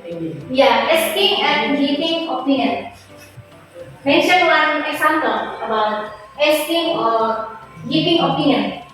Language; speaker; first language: English; non-native, fluent; Indonesian